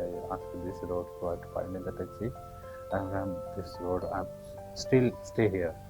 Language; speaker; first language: English; non-native, learner; Urdu